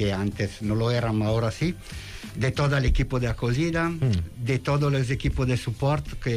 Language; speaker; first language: Spanish; non-native, fluent; Italian